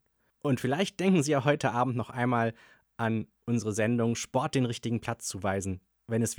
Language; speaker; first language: German; native; German